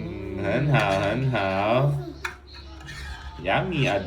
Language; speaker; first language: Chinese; non-native, learner; Filipino